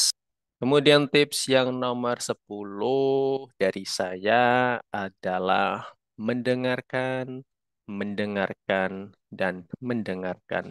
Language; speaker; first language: Indonesian; native; Indonesian